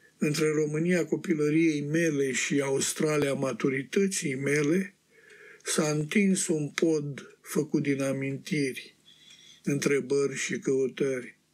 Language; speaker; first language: Romanian; native; Romanian